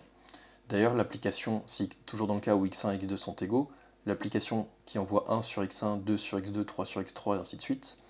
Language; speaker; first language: French; native; French